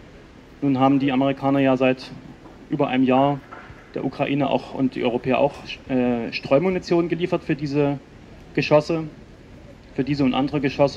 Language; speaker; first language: German; native; German